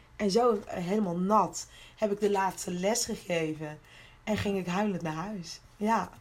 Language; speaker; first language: Dutch; early bilingual, other home language; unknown